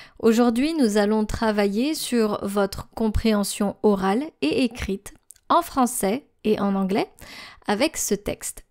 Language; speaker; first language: French; native; French